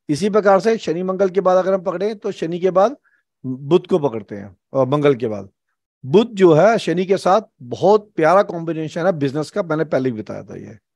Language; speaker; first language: Hindi; native; Hindi